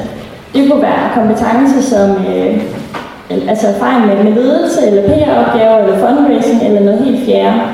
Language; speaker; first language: Danish; native; Danish